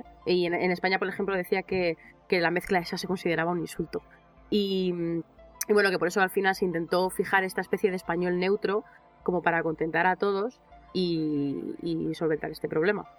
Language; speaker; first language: Spanish; native; Spanish